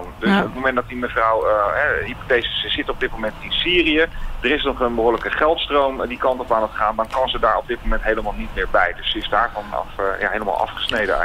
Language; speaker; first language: Dutch; native; Dutch